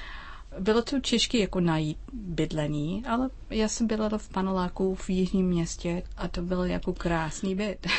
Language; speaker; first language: Czech; non-native, learner; English